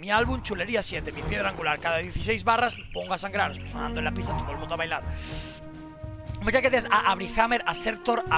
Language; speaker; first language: Spanish; native; Spanish